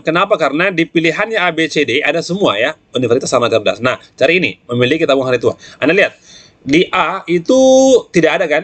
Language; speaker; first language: Indonesian; native; Indonesian